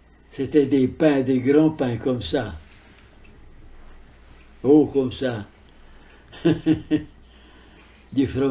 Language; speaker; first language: French; early bilingual, heritage; French